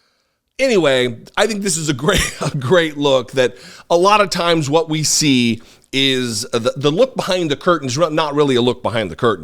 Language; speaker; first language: English; native; English